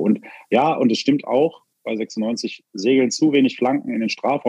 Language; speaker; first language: German; native; German